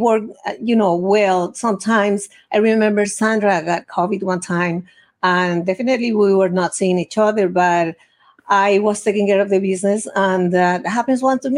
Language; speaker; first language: English; non-native, fluent; Spanish